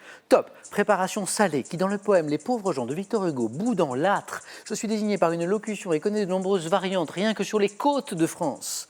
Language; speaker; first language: French; native; French